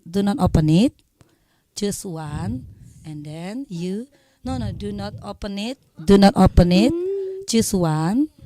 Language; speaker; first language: English; non-native, learner; Indonesian